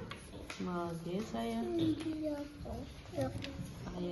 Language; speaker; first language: Russian; non-native, local second language; Kazakh